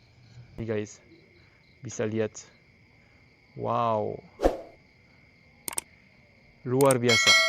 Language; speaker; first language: Indonesian; non-native, fluent; French